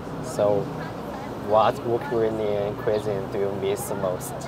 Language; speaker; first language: English; non-native, fluent; Chinese